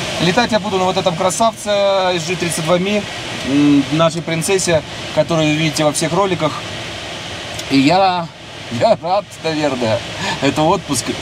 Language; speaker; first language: Russian; native; Russian